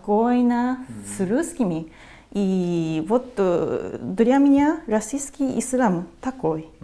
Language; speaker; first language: Russian; non-native, fluent; Japanese